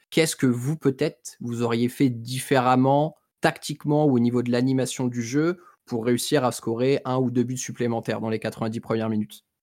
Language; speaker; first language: French; native; French